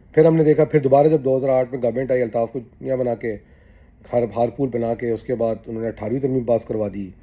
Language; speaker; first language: Urdu; native; Urdu